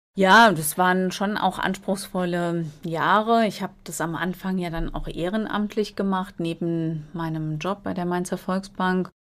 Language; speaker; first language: German; native; German